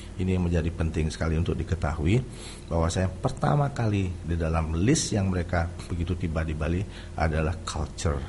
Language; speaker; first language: Indonesian; non-native, local second language; Balinese